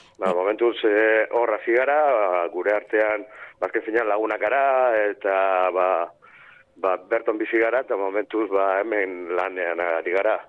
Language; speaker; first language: Basque; native; Basque